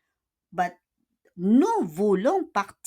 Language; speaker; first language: French; non-native, fluent; Filipino